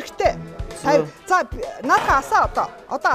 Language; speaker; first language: Mongolian; native; Mongolian